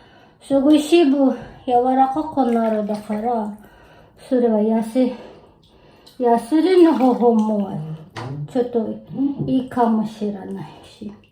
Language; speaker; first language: Japanese; non-native, learner; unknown